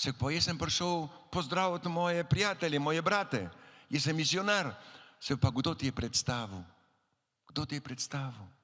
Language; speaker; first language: Slovenian; early bilingual, heritage; Slovenian